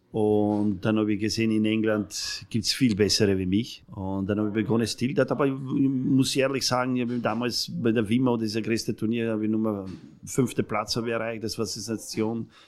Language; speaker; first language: German; non-native, fluent; Serbian